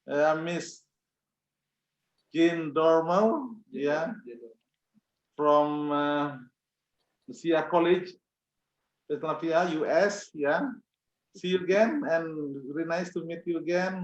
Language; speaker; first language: English; non-native, fluent; Indonesian